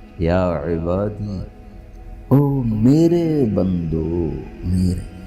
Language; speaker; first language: Urdu; non-native, local second language; Punjabi